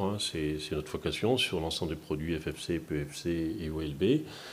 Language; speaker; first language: French; native; French